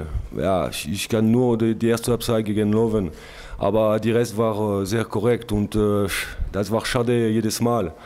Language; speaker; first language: German; non-native, learner; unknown